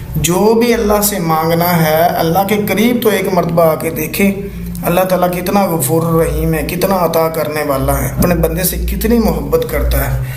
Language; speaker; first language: Urdu; non-native, local second language; Punjabi